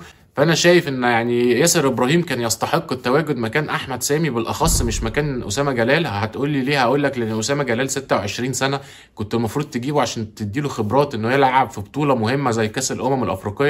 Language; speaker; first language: Arabic; native; Arabic